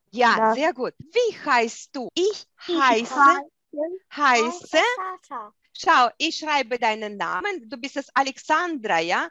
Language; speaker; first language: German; non-native, fluent; Russian